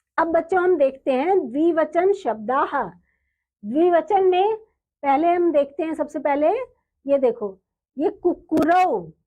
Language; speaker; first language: Hindi; native; Hindi